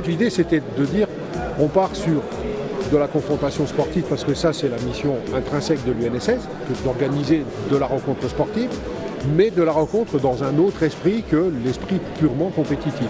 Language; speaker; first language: French; native; French